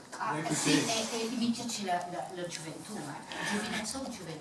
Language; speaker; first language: Italian; non-native, fluent; French